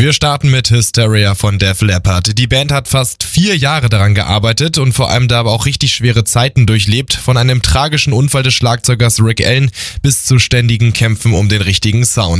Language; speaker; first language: German; native; German